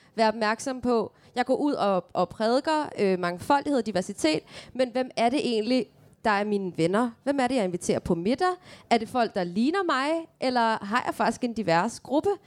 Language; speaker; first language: Danish; early bilingual, other home language; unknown